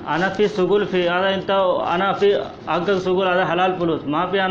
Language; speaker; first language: Arabic; non-native, learner; Hindi